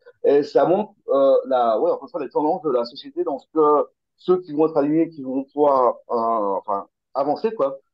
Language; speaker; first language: French; native; French